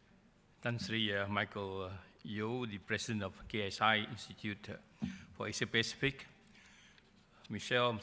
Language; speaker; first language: English; non-native, local second language; Malay